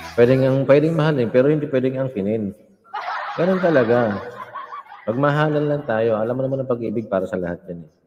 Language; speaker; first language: Filipino; non-native, local second language; Hiligaynon